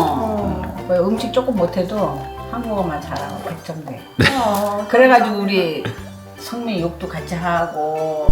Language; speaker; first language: Korean; native; Korean